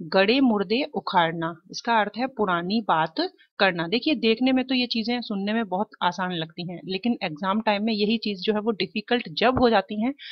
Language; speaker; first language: Hindi; native; Hindi